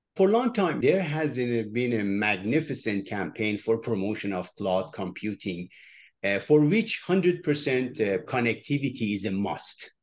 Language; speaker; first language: English; non-native, fluent; Persian